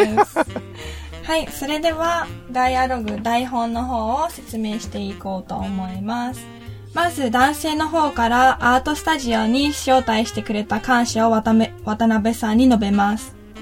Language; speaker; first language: Japanese; native; Japanese